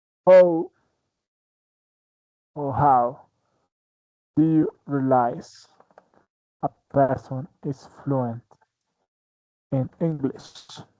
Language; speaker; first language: English; non-native, fluent; Spanish